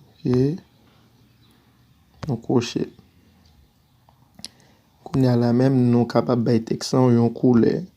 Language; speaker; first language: French; non-native, learner; Haitian Creole